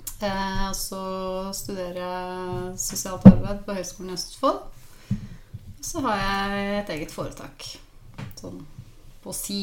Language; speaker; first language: Norwegian; native; Norwegian